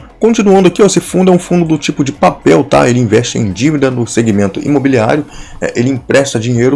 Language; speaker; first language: Portuguese; native; Portuguese